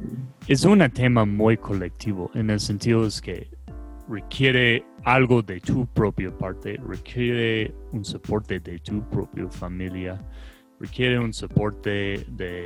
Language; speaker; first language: Spanish; non-native, fluent; English